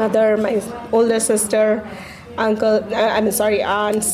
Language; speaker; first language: English; non-native, local second language; Hindi